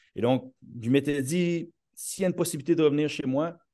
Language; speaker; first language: French; native; French